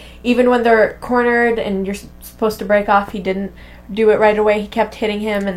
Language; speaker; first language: English; native; English